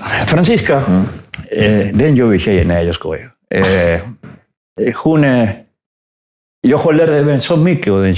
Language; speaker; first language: Swedish; non-native, fluent; Spanish